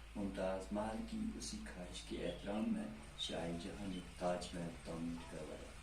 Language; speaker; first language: Urdu; non-native, local second language; Kashmiri